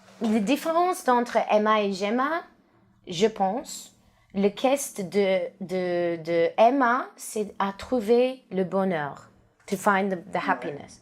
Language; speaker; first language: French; non-native, learner; English